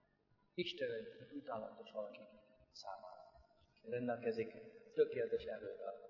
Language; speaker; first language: Hungarian; non-native, fluent; English